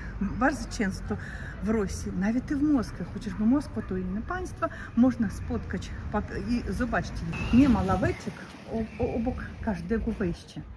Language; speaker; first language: Polish; non-native, learner; Russian